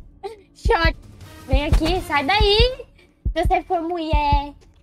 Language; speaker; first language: Portuguese; native; Portuguese